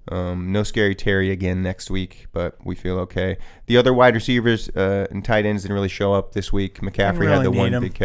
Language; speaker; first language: English; native; English